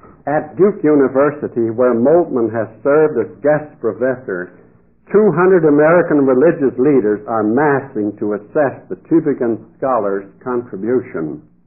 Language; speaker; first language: English; non-native, fluent; Dutch